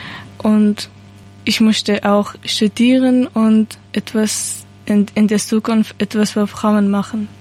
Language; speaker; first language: German; non-native, learner; Persian